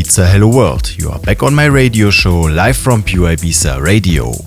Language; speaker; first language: English; non-native, fluent; German